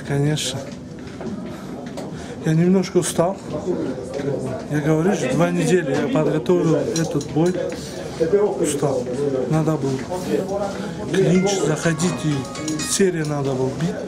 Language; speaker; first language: Russian; non-native, fluent; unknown